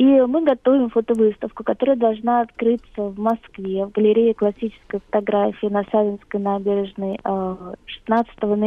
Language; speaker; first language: Russian; native; Russian